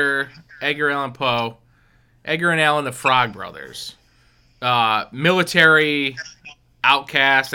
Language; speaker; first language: English; native; English